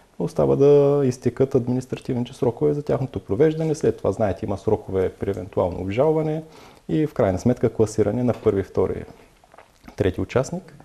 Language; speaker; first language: Bulgarian; native; Bulgarian